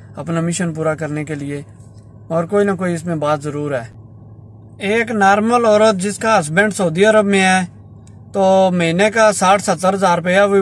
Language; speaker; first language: Urdu; non-native, local second language; Punjabi